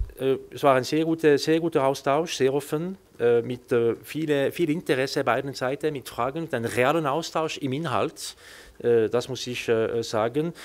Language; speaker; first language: German; non-native, local second language; French